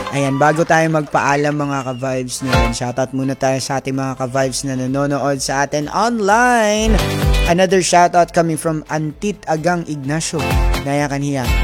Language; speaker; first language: Filipino; non-native, local second language; Waray